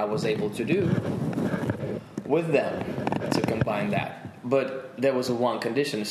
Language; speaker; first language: English; non-native, fluent; Russian